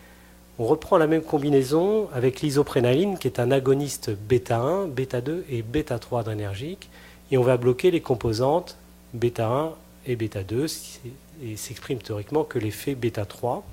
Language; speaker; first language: French; native; French